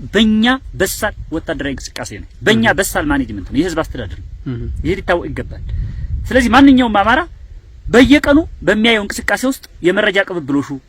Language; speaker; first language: Amharic; native; Amharic